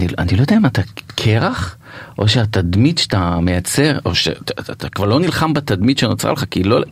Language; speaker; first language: Hebrew; native; Hebrew